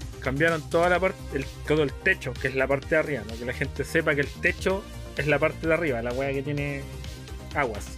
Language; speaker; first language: Spanish; native; Spanish